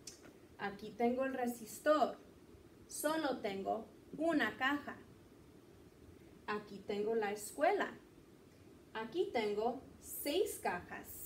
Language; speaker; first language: Spanish; early bilingual, heritage; Spanish